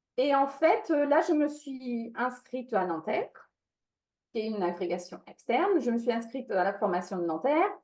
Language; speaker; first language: French; non-native, fluent; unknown